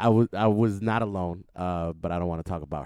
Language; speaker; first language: English; native; English